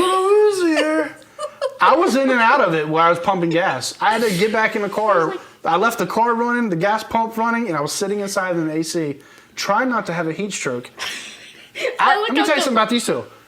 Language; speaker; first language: English; native; English